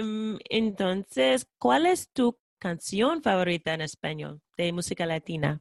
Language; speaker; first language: Spanish; non-native, fluent; English